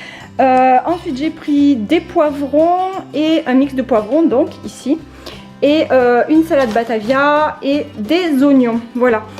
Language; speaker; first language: French; native; French